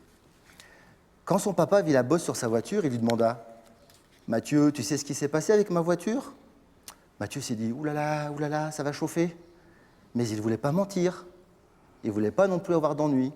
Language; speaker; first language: French; native; French